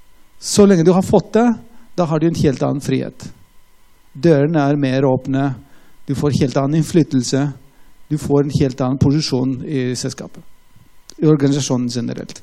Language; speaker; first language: Norwegian; non-native, fluent; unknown